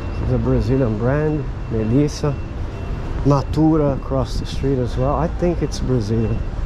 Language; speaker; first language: English; non-native, fluent; Portuguese